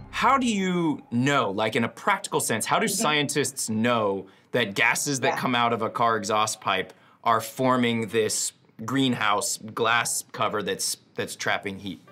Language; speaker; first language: English; native; English